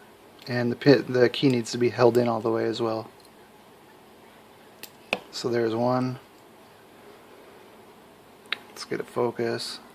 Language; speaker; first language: English; native; English